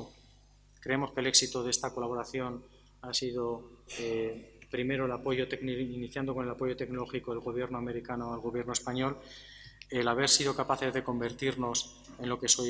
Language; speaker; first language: Spanish; native; Spanish